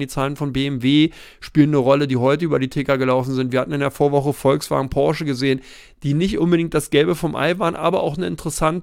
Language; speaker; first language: German; native; German